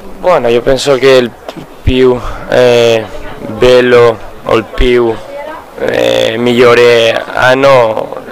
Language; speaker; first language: Italian; non-native, learner; Spanish